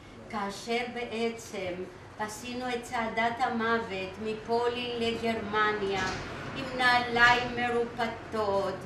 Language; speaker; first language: Hebrew; non-native, fluent; Greek